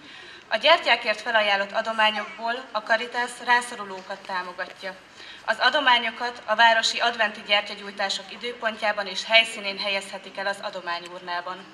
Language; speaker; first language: Hungarian; native; Hungarian